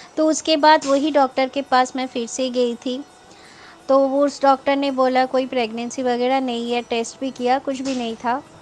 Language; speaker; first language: Hindi; non-native, local second language; Bangla